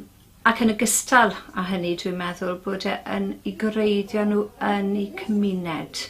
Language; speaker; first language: Welsh; native; Welsh